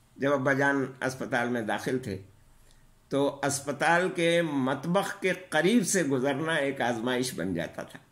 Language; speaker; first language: Urdu; native; Urdu